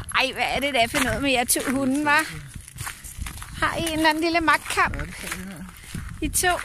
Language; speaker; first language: Danish; native; Danish